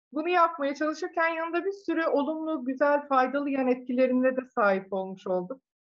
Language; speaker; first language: Turkish; native; Turkish